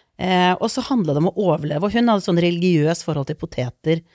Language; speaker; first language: Norwegian; early bilingual, other home language; Icelandic